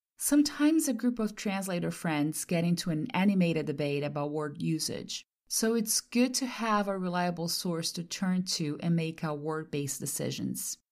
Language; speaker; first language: English; non-native, fluent; Portuguese